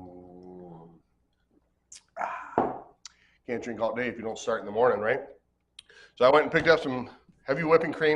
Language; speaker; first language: English; native; English